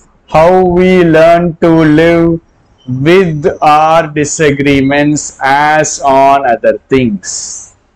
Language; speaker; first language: English; non-native, local second language; Tamil